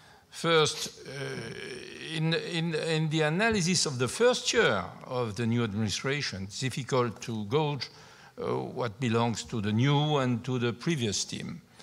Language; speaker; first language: English; non-native, fluent; French